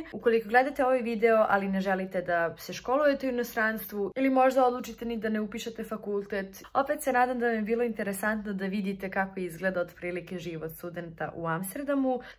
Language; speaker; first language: Serbian; native; Serbian